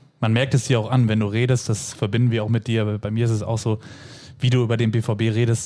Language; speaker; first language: German; native; German